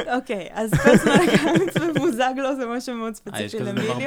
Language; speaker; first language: Hebrew; native; Hebrew